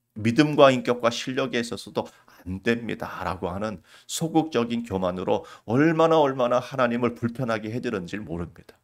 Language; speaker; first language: Korean; native; Korean